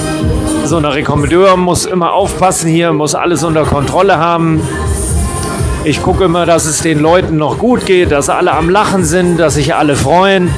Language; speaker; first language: German; native; German